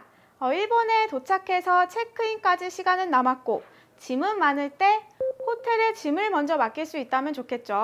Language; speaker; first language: Korean; native; Korean